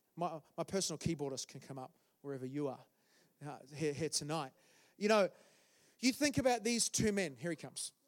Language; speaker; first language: English; native; English